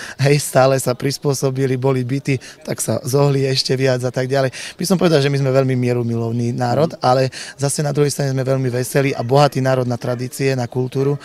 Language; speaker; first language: Slovak; non-native, local second language; Rusyn